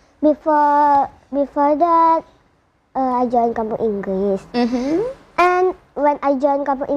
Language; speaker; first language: English; non-native, learner; Indonesian